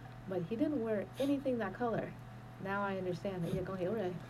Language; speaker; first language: English; early bilingual, other home language; Vietnamese